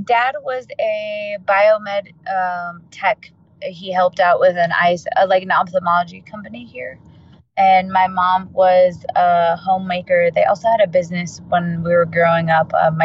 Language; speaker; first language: English; native; English